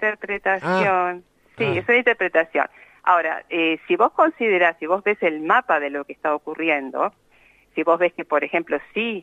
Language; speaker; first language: Spanish; native; Spanish